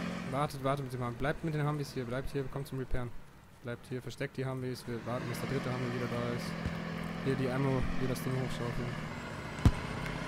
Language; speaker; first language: German; native; German